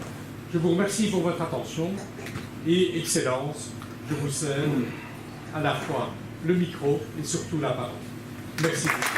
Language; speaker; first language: French; native; French